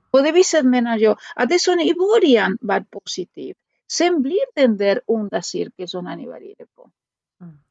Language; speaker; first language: Swedish; non-native, fluent; Spanish